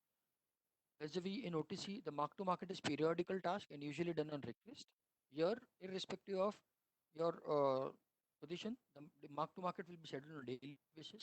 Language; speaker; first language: English; non-native, local second language; Hindi